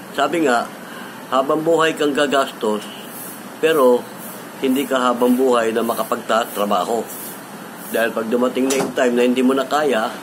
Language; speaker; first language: Filipino; native; Filipino